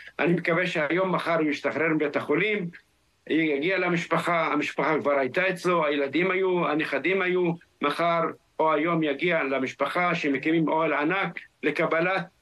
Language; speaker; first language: Hebrew; non-native, local second language; Arabic